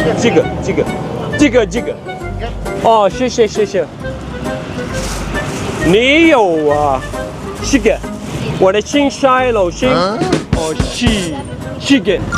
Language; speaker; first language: Chinese; non-native, learner; Thai